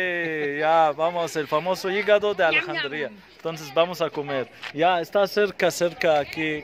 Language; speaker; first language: Spanish; non-native, fluent; Arabic